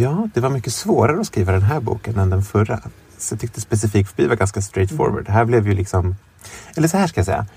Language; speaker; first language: Swedish; native; Swedish